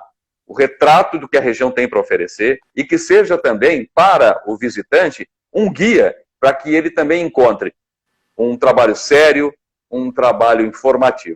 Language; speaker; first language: Portuguese; native; Portuguese